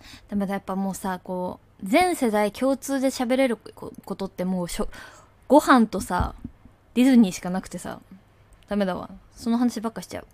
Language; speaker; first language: Japanese; native; Japanese